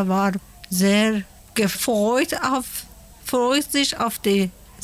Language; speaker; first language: German; non-native, learner; Persian